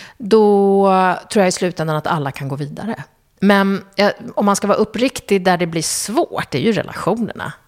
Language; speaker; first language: Swedish; early bilingual, other home language; Kurdish